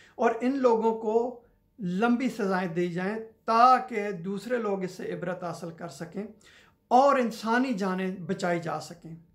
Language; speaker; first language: Urdu; non-native, local second language; Punjabi